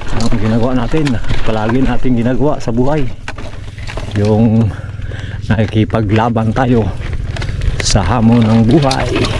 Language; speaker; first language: Filipino; native; Filipino